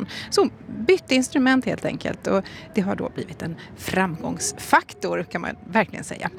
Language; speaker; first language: Swedish; native; Swedish